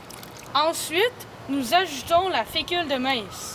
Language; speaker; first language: French; native; French